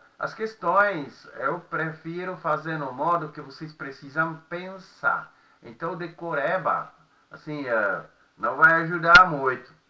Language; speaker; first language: Portuguese; non-native, fluent; Czech